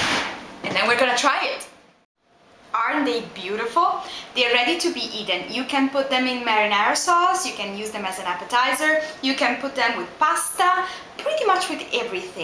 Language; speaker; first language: English; non-native, fluent; Italian